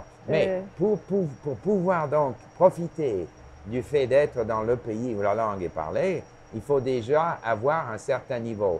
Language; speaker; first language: French; non-native, local second language; English